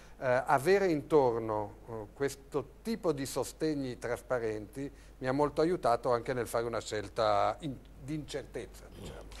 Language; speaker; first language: Italian; early bilingual, other home language; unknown